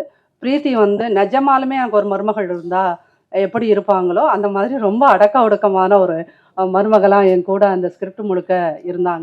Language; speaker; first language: Tamil; native; Tamil